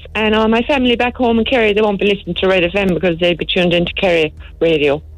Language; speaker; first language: English; native; English